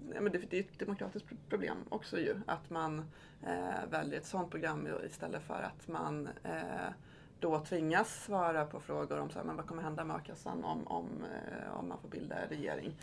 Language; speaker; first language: Swedish; native; Swedish